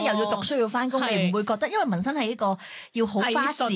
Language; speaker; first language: Cantonese; native; Cantonese